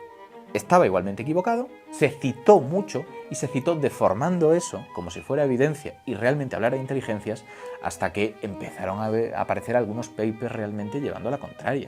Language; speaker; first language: Spanish; native; Spanish